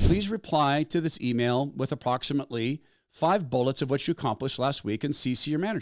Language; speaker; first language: English; native; English